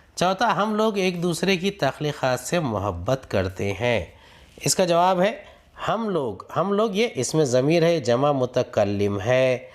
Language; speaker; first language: Urdu; native; Urdu